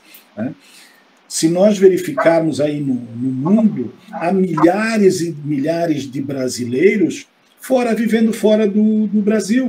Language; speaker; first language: Portuguese; native; Portuguese